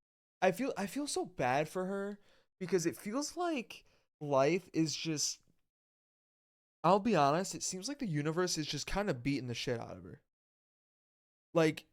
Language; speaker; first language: English; native; English